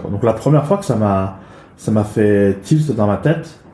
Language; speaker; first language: French; early bilingual, other home language; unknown